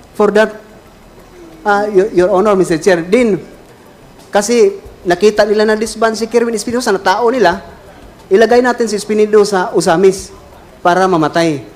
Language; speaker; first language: Filipino; non-native, local second language; Cebuano